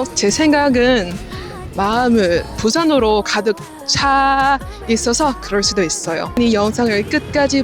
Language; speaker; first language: Korean; non-native, fluent; Vietnamese